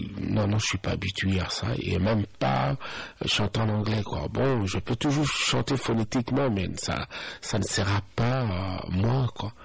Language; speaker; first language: French; non-native, local second language; Lingala